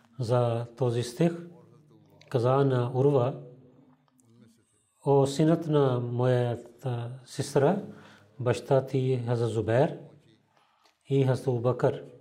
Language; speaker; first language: Bulgarian; non-native, learner; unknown